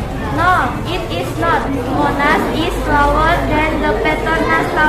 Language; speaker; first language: English; non-native, learner; Indonesian